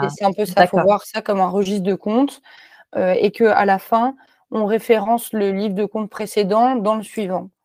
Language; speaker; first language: French; native; French